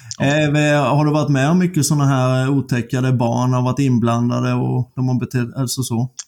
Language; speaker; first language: Swedish; native; Swedish